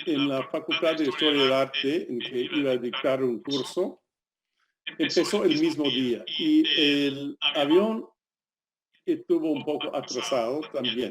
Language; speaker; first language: Spanish; non-native, fluent; English